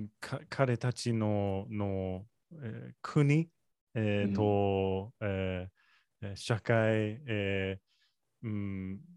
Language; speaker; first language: Japanese; non-native, learner; English